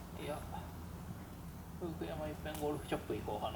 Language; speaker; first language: Japanese; native; Japanese